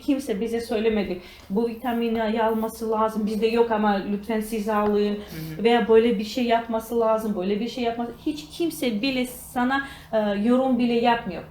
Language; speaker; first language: Turkish; non-native, learner; Georgian